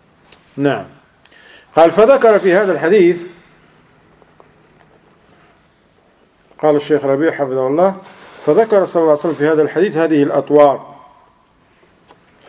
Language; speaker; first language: Arabic; non-native, fluent; English